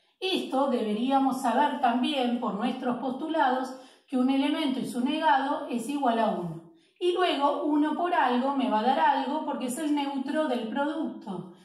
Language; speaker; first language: Spanish; native; Spanish